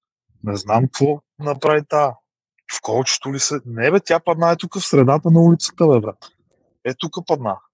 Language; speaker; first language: Bulgarian; native; Bulgarian